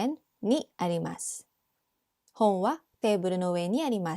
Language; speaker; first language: Japanese; non-native, learner; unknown